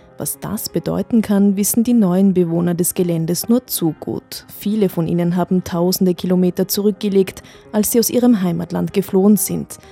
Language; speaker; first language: German; native; German